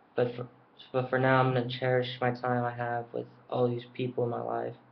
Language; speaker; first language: English; native; English